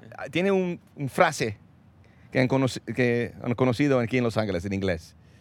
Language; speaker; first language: Spanish; non-native, learner; English